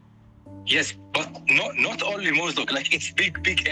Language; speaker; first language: English; non-native, fluent; Arabic